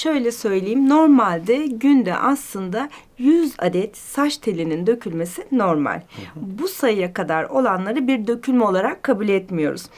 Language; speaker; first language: Turkish; native; Turkish